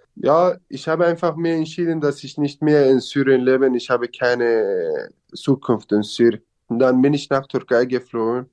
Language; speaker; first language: German; non-native, fluent; Kurdish